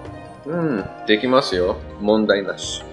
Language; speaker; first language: Japanese; non-native, fluent; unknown